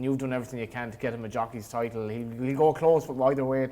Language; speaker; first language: English; native; English